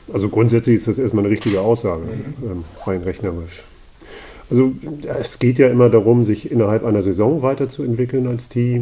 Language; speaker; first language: German; native; German